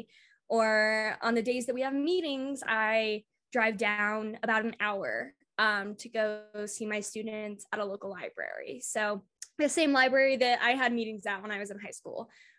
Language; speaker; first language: English; native; English